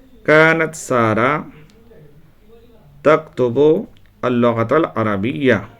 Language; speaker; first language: Arabic; non-native, fluent; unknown